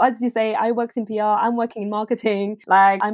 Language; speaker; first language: English; non-native, fluent; French